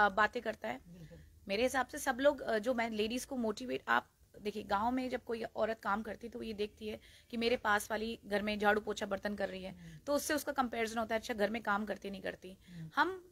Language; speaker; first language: Hindi; native; Hindi